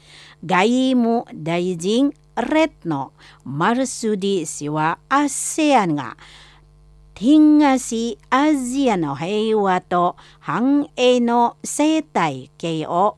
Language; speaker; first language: Japanese; non-native, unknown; Indonesian